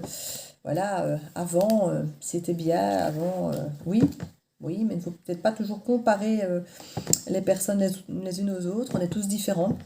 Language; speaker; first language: French; native; French